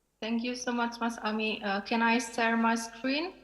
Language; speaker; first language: English; non-native, fluent; Indonesian